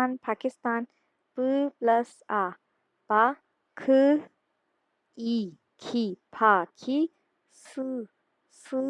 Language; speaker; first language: Korean; non-native, learner; Urdu